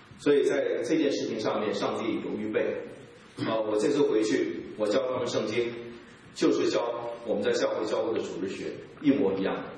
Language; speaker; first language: Chinese; native; Chinese